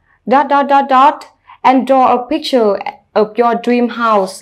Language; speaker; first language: English; non-native, fluent; Vietnamese